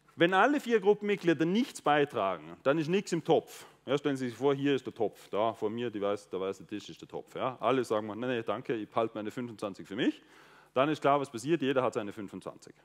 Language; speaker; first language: German; native; German